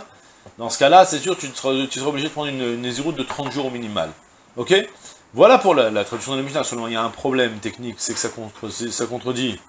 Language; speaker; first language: French; native; French